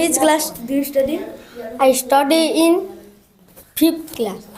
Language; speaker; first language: English; non-native, learner; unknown